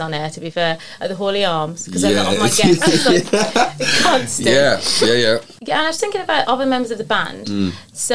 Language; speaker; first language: English; native; English